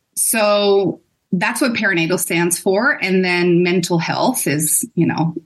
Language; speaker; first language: English; non-native, fluent; Dutch